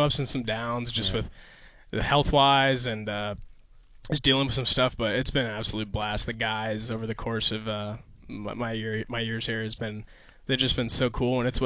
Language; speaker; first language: English; native; English